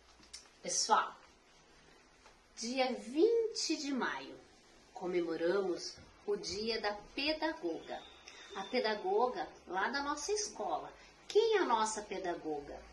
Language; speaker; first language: Portuguese; native; Portuguese